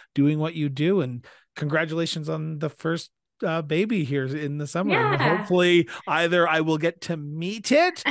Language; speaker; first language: English; native; English